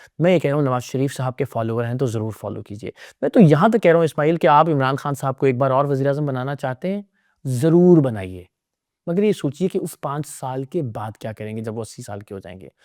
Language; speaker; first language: Urdu; native; Urdu